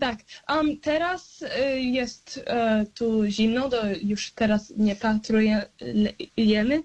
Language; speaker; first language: Polish; early bilingual, heritage; Polish